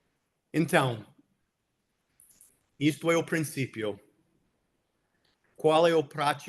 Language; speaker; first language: Portuguese; non-native, fluent; English